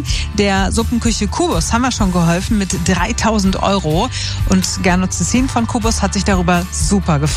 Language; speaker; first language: German; native; German